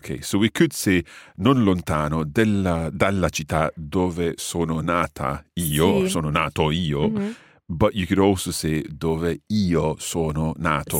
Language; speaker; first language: Italian; non-native, fluent; English